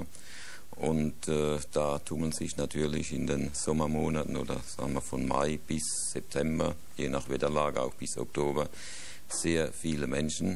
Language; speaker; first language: German; native; German